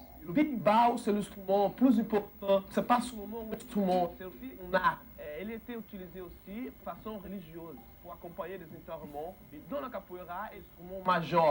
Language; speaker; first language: French; non-native, fluent; Portuguese